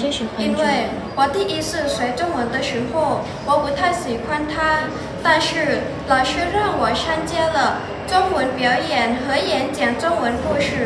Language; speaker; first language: Chinese; non-native, learner; Thai